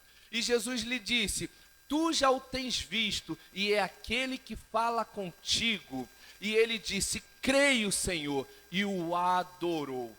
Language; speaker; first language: Portuguese; native; Portuguese